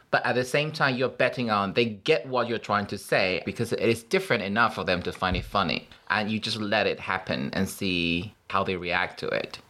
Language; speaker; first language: English; non-native, fluent; Chinese